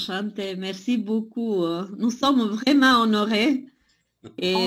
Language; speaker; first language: French; non-native, fluent; Italian